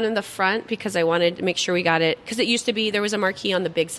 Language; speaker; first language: English; native; English